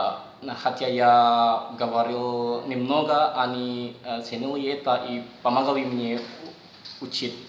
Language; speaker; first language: Russian; non-native, learner; Indonesian